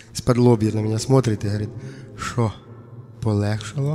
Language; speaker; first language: Russian; non-native, local second language; Ukrainian